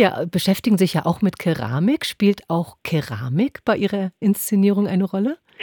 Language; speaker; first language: German; native; German